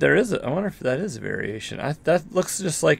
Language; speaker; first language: English; native; English